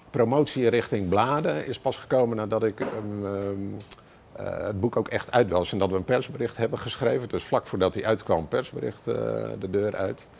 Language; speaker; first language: Dutch; native; Dutch